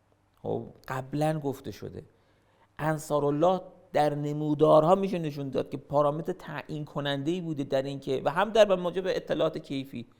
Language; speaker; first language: Persian; native; Persian